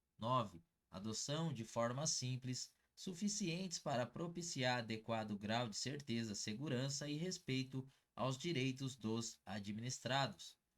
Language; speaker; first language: Portuguese; native; Portuguese